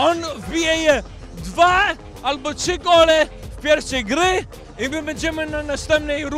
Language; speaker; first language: Polish; early bilingual, heritage; Polish